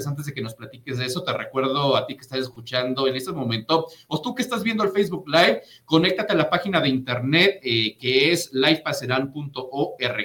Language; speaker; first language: Spanish; native; Spanish